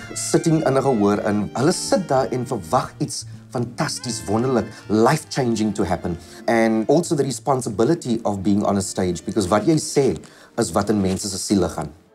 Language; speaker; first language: Afrikaans; native; Afrikaans